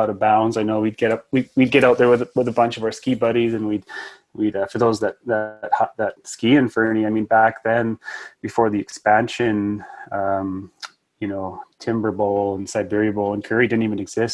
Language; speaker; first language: English; native; English